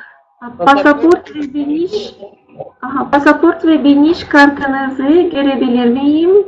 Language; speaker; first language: Turkish; non-native, learner; Russian